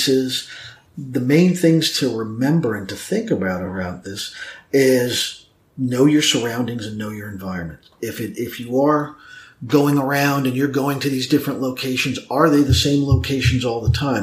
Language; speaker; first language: English; native; English